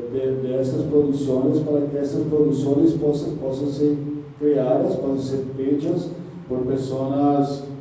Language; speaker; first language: Spanish; non-native, learner; Portuguese